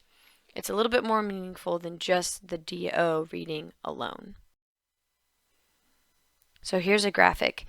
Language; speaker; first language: English; native; English